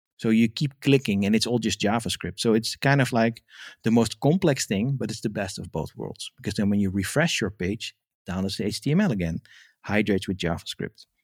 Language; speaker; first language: English; non-native, fluent; Dutch